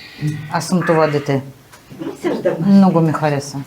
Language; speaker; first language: Bulgarian; non-native, fluent; Russian